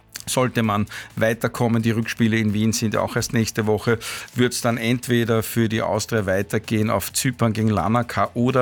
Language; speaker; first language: German; native; German